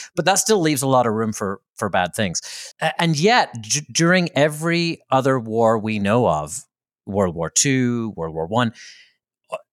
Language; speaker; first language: English; native; English